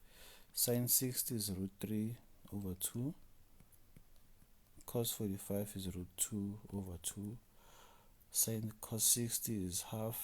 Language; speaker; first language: English; non-native, local second language; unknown